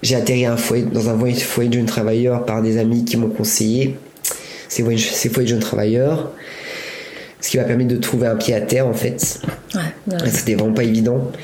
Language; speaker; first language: French; native; French